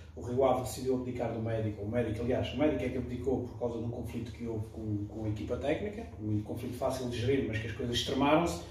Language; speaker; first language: Portuguese; early bilingual, other home language; French